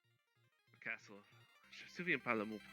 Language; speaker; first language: French; non-native, learner; English